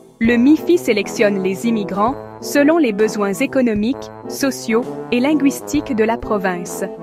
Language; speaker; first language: French; native; French